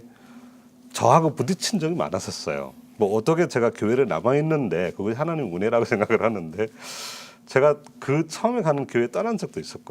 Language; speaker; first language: Korean; non-native, fluent; Nepali